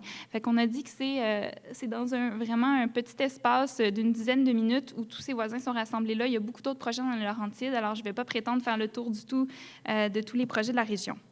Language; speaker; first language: French; native; French